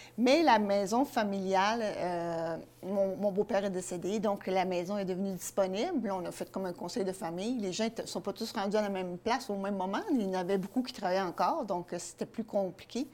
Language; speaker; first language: French; native; French